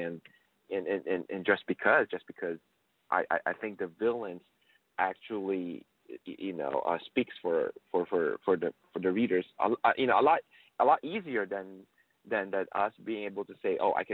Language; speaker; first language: English; non-native, local second language; Filipino